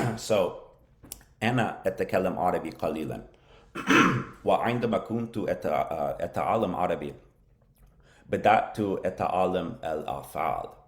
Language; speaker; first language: Arabic; non-native, learner; English